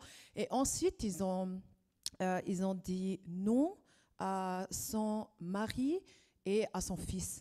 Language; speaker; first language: French; non-native, fluent; German